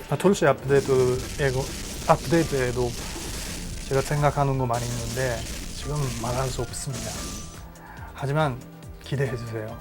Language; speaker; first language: Korean; non-native, learner; Japanese